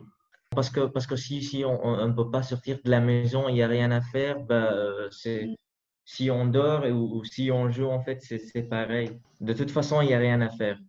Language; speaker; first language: French; non-native, learner; Arabic